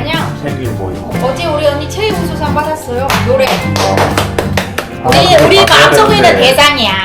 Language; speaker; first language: Korean; non-native, fluent; Vietnamese